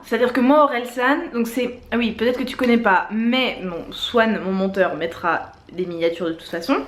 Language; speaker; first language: French; native; French